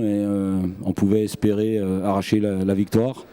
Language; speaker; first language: French; native; French